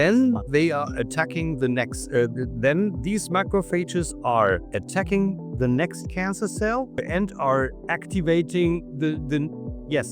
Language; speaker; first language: English; non-native, fluent; German